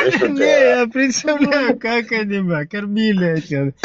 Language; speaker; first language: Russian; native; Russian